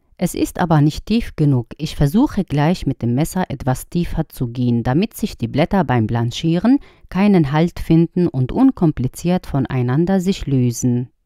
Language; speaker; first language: German; non-native, fluent; Arabic